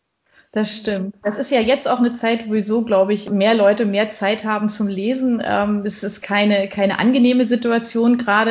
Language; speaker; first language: German; native; German